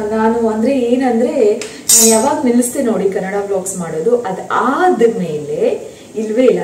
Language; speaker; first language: Kannada; non-native, local second language; Tulu